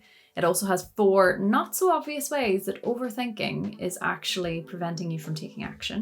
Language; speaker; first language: English; native; English